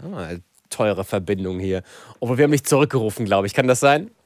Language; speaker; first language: German; native; German